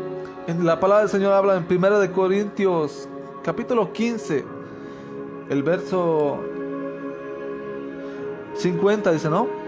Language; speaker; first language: Spanish; native; Spanish